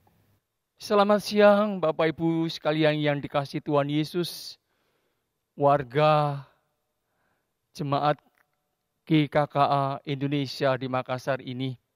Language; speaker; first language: Indonesian; native; Indonesian